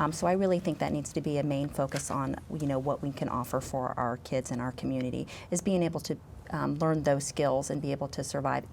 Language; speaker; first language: English; native; English